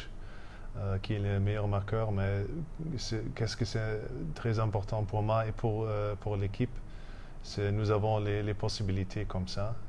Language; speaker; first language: French; non-native, fluent; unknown